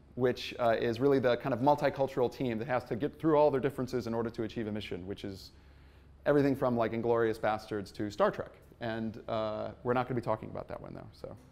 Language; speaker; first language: English; native; English